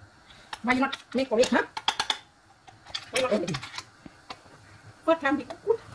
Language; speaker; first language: English; non-native, learner; Thai